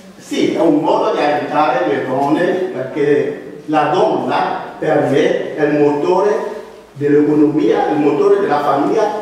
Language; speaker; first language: Italian; non-native, fluent; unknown